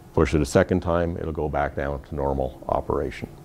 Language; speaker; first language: English; native; English